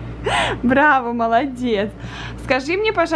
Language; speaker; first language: Russian; native; Russian